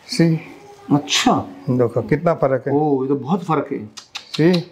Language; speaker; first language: Hindi; non-native, local second language; Gujarati